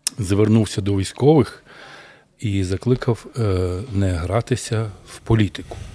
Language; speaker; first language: Ukrainian; native; Ukrainian